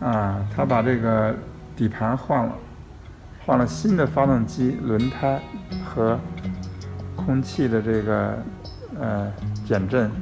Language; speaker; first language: Chinese; native; Chinese